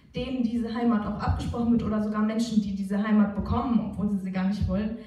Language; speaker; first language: German; non-native, local second language; Turkish